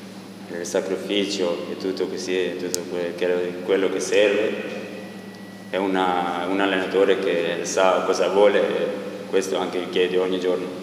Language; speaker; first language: Italian; non-native, fluent; Croatian